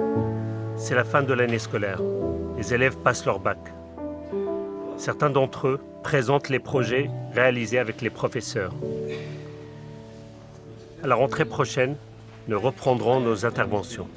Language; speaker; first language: French; native; French